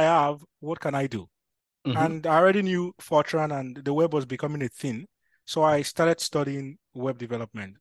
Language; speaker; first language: English; non-native, local second language; Yoruba